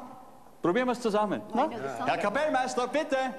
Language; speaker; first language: German; native; German